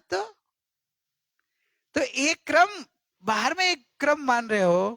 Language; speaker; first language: Hindi; non-native, local second language; Gujarati